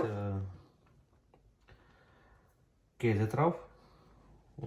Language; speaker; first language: German; non-native, learner; Urdu